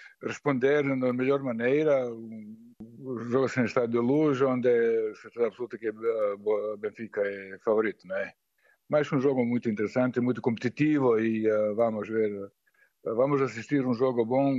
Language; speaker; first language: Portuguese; non-native, fluent; Serbian